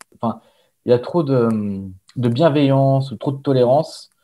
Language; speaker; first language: French; native; French